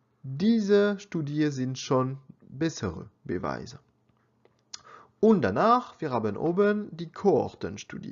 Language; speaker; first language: German; non-native, learner; French